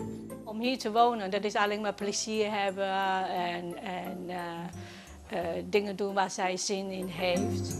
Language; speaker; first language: Dutch; non-native, fluent; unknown